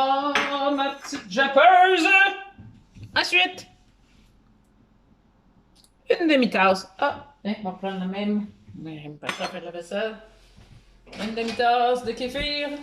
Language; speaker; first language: French; native; French